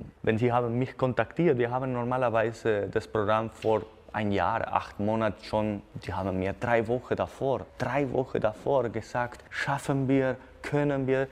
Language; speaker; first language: German; non-native, fluent; Spanish